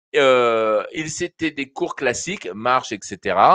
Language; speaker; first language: French; native; French